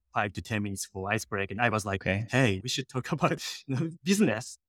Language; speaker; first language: English; non-native, fluent; Japanese